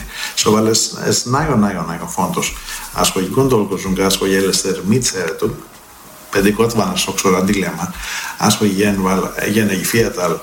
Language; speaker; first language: Hungarian; non-native, fluent; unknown